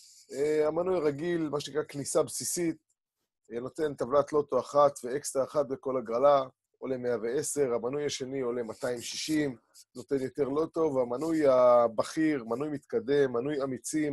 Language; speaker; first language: Hebrew; native; Hebrew